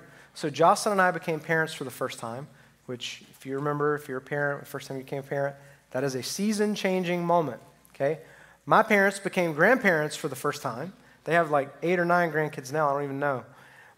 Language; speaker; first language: English; native; English